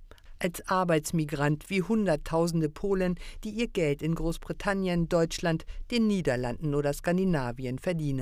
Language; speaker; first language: German; native; German